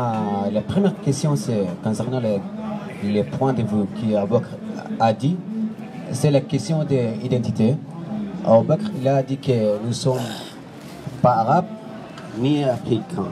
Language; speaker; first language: French; non-native, fluent; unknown